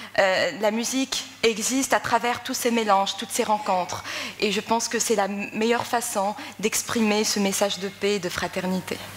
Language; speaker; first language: French; non-native, local second language; Arabic